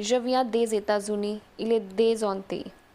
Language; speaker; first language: French; non-native, fluent; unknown